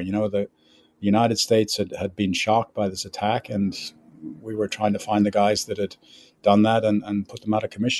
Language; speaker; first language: English; native; English